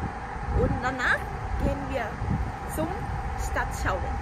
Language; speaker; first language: German; non-native, learner; Thai